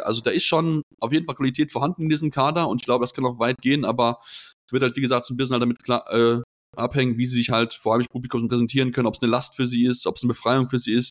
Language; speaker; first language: German; native; German